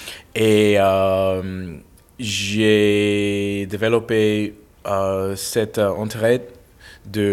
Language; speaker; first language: French; non-native, fluent; English